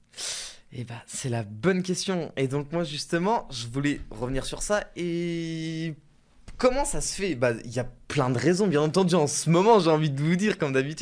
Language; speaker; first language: French; native; French